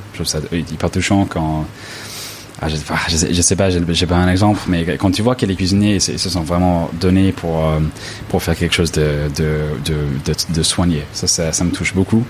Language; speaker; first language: French; non-native, fluent; English